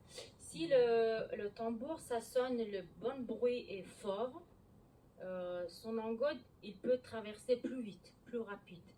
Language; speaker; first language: French; non-native, learner; Mongolian